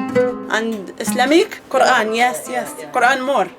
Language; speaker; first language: English; non-native, learner; Arabic